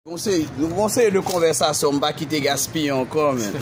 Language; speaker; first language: French; native; French